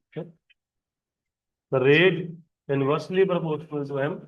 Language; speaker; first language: Hindi; non-native, local second language; Punjabi